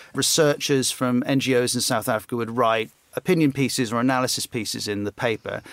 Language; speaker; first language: English; native; English